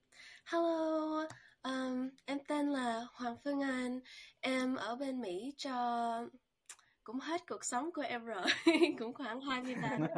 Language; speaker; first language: Vietnamese; early bilingual, heritage; Vietnamese